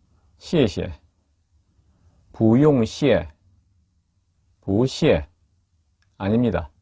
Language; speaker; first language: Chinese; non-native, fluent; Korean